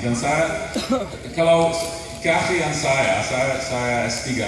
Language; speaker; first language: Indonesian; non-native, fluent; English